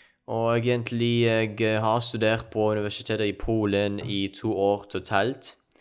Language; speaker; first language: Norwegian; non-native, learner; Ukrainian